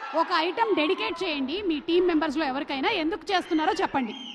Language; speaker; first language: Telugu; native; Telugu